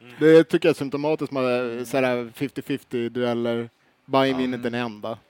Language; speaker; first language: Swedish; native; Swedish